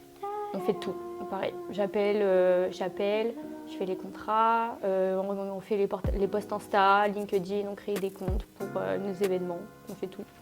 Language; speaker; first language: French; native; French